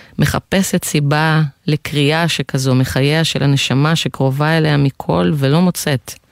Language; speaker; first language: Hebrew; non-native, fluent; Russian